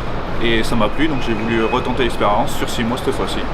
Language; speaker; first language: French; native; French